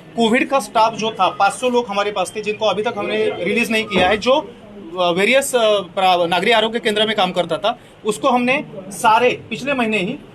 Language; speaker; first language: Hindi; non-native, local second language; Marathi